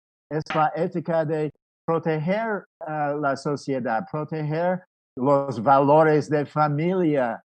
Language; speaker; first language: Spanish; non-native, fluent; English